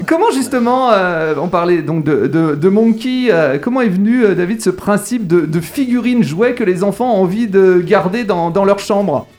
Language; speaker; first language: French; native; French